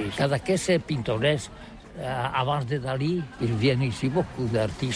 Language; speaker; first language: French; non-native, learner; Catalan